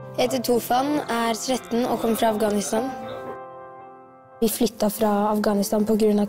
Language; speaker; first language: Norwegian; early bilingual, other home language; Persian